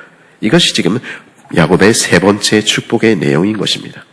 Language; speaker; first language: Korean; native; Korean